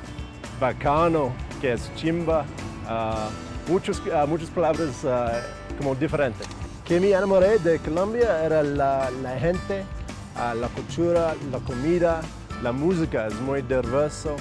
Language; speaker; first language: Spanish; non-native, fluent; English